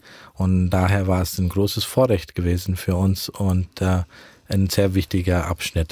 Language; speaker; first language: German; early bilingual, heritage; German